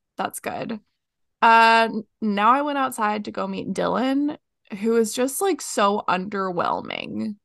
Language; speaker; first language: English; native; English